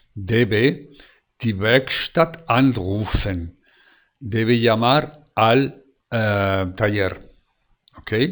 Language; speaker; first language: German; non-native, fluent; Spanish